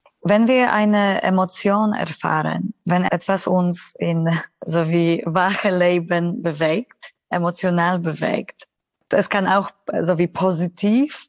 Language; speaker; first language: German; non-native, fluent; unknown